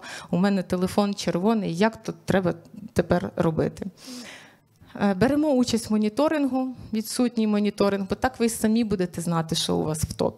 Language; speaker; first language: Ukrainian; native; Ukrainian